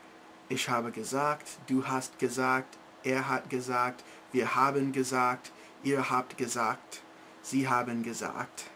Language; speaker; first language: German; non-native, learner; English